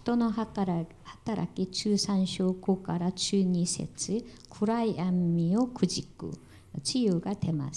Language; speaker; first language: Japanese; non-native, fluent; Korean